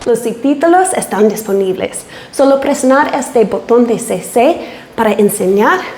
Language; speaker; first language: Spanish; non-native, learner; English